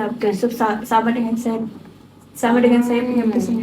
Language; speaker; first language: Malay; native; Malay